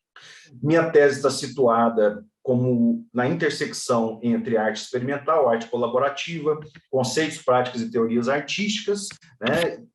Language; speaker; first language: Portuguese; native; Portuguese